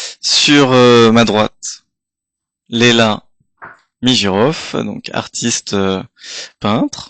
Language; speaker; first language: French; native; French